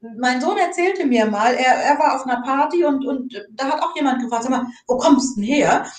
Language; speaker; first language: German; native; German